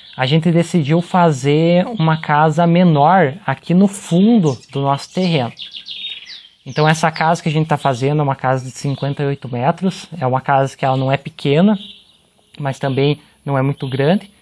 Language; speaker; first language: Portuguese; native; Portuguese